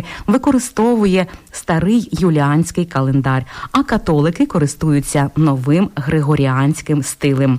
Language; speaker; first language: Ukrainian; native; Ukrainian